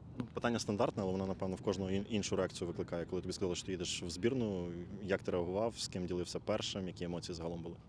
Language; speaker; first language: Ukrainian; native; Ukrainian